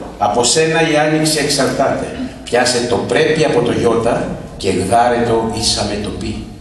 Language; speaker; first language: Greek; native; Greek